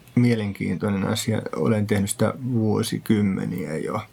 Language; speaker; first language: Finnish; native; Finnish